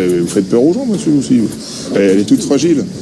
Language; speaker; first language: French; native; French